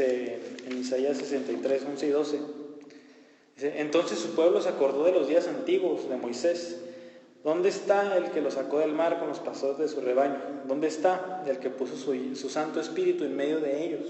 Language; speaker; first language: Spanish; native; Spanish